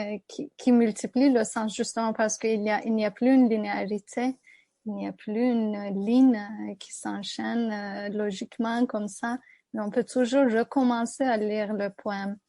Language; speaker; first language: French; non-native, fluent; Turkish